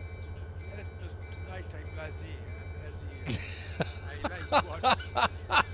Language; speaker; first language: English; non-native, learner; French